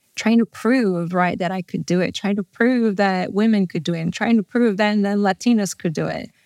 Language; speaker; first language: English; non-native, fluent; Portuguese